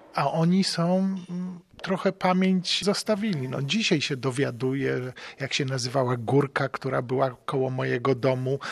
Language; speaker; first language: Polish; native; Polish